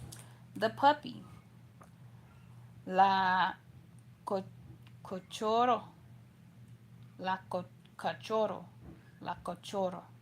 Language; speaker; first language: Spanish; non-native, learner; English